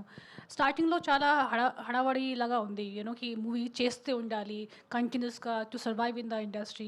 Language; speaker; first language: Telugu; non-native, fluent; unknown